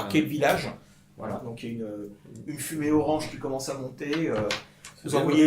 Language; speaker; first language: French; native; French